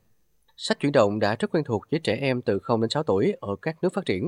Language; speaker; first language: Vietnamese; native; Vietnamese